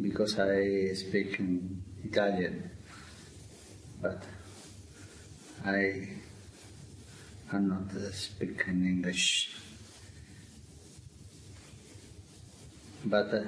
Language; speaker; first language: English; non-native, learner; Italian